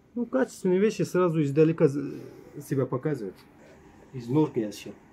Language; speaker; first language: Russian; non-native, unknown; Turkish